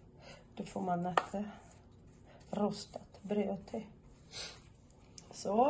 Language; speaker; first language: Swedish; non-native, fluent; Portuguese